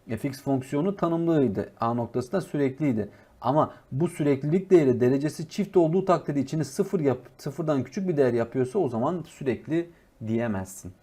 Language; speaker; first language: Turkish; native; Turkish